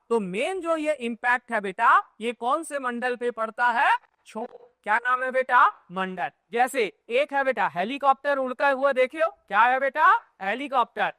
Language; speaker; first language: Hindi; native; Hindi